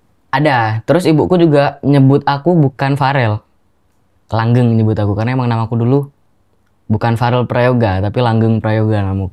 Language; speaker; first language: Indonesian; non-native, local second language; Javanese